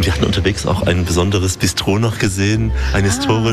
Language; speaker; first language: German; native; German